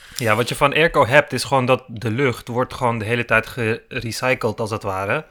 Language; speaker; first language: Dutch; early bilingual, other home language; Turkish